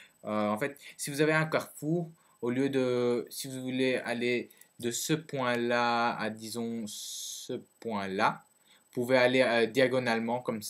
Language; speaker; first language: French; early bilingual, other home language; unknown